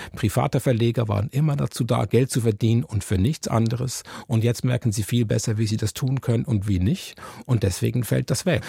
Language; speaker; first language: German; native; German